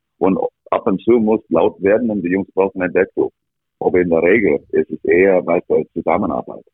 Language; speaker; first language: German; non-native, fluent; English